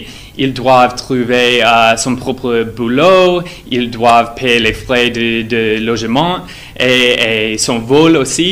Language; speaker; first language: French; non-native, fluent; English